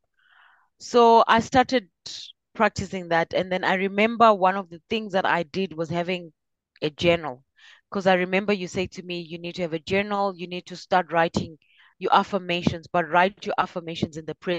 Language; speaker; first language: English; non-native, local second language; Shona